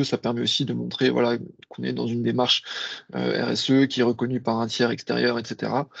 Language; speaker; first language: French; native; French